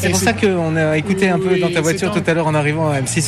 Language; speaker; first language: French; native; French